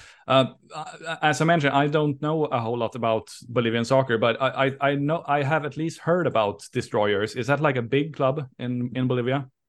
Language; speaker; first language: English; non-native, fluent; Swedish